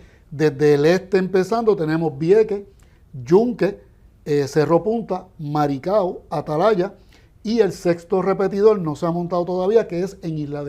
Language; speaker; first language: Spanish; native; Spanish